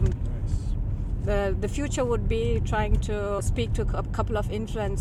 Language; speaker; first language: English; non-native, local second language; Tamil